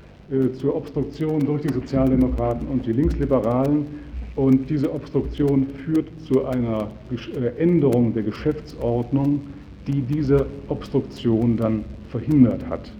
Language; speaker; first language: German; native; German